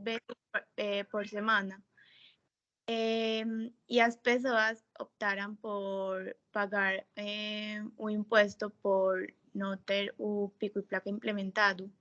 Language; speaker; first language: Portuguese; non-native, fluent; Spanish